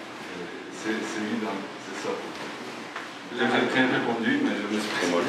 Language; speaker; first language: French; non-native, fluent; Spanish